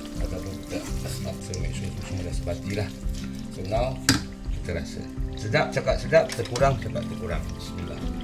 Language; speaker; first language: Malay; native; Malay